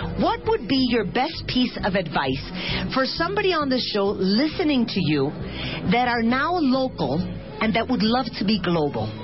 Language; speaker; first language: English; non-native, fluent; Spanish